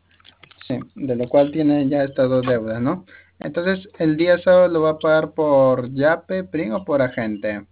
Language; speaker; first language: Spanish; native; Spanish